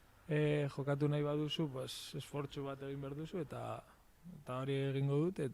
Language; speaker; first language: Basque; non-native, local second language; Spanish